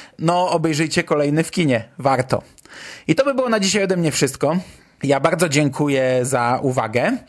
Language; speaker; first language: Polish; native; Polish